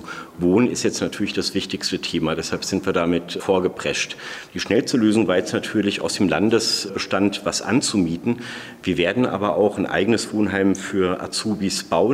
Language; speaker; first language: German; native; German